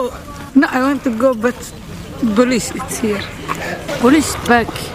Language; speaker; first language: English; non-native, learner; Somali